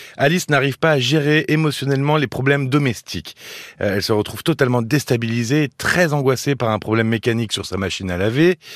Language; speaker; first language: French; native; French